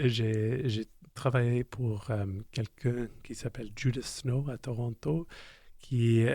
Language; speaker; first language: French; non-native, local second language; English